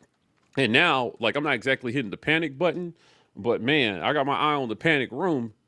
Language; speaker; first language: English; native; English